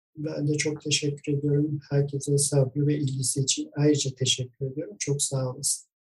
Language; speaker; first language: Turkish; native; Turkish